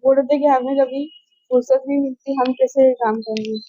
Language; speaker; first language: Hindi; non-native, local second language; Marathi